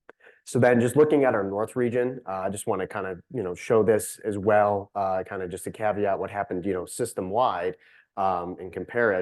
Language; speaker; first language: English; native; English